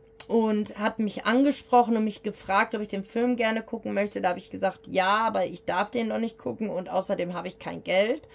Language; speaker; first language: German; native; German